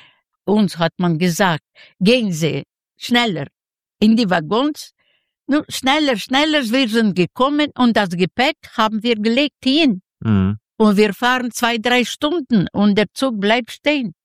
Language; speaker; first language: German; non-native, fluent; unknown